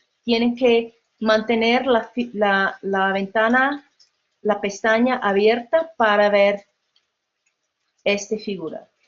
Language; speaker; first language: Spanish; non-native, fluent; English